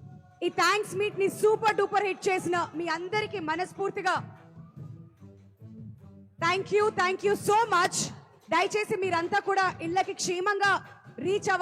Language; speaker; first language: Telugu; native; Telugu